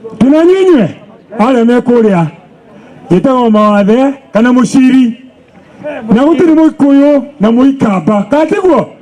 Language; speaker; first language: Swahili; non-native, local second language; Kikuyu